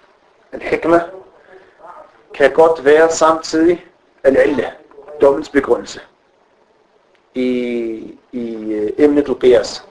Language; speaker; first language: Danish; non-native, fluent; Arabic